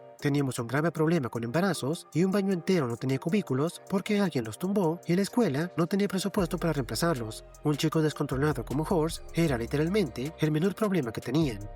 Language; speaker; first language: Spanish; native; Spanish